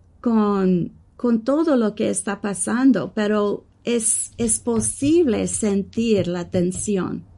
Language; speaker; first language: Spanish; early bilingual, heritage; English